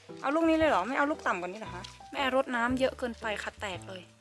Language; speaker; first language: Thai; native; Thai